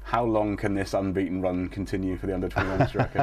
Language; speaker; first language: English; native; English